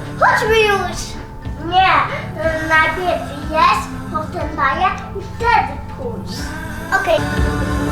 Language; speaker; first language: Polish; early bilingual, heritage; Polish